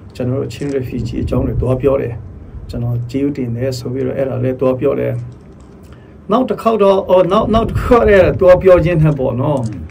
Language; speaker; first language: Burmese; non-native, local second language; Hakha Chin